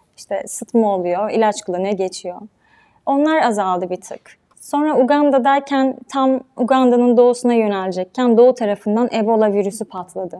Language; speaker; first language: Turkish; native; Turkish